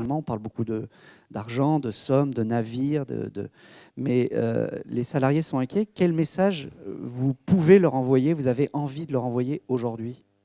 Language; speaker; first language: French; native; French